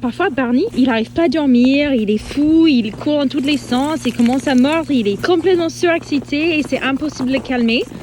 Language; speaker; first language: French; non-native, fluent; English